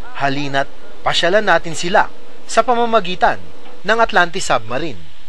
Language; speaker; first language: Filipino; native; Filipino